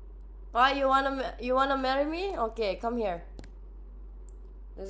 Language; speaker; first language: English; non-native, learner; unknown